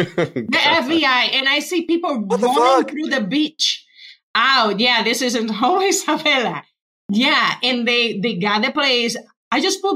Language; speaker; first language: English; non-native, fluent; Spanish